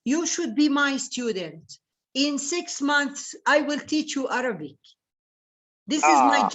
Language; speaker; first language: English; non-native, learner; Arabic